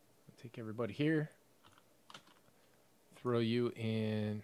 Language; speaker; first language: English; native; English